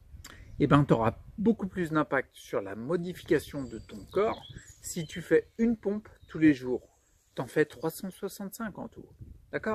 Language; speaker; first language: French; native; French